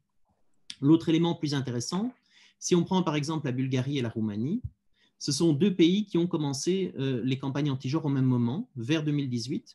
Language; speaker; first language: French; native; French